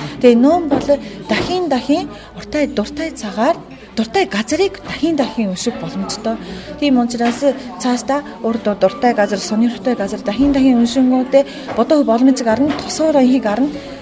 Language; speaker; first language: Mongolian; non-native, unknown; Japanese